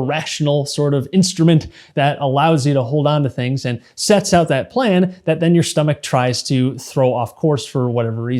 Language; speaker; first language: English; native; English